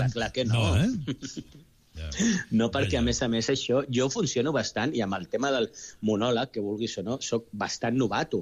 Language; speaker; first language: Catalan; non-native, local second language; Spanish